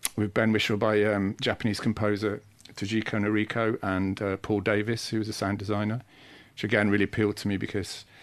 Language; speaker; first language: English; native; English